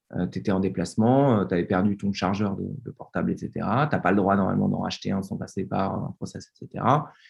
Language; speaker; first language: French; native; French